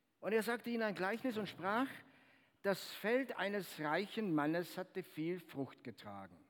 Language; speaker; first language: German; native; German